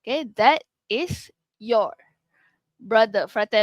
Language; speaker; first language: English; non-native, local second language; Malay